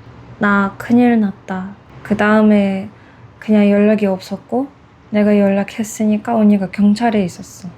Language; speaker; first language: Korean; non-native, fluent; Russian